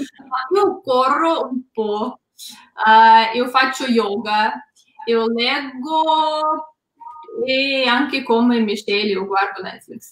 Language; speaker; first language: Italian; non-native, learner; Russian